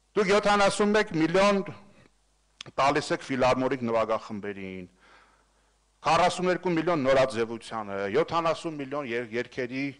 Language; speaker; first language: Armenian; native; Armenian